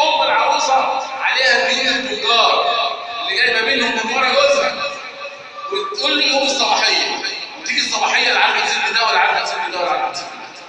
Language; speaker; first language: Arabic; native; Arabic